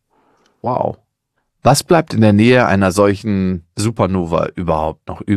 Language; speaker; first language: German; native; German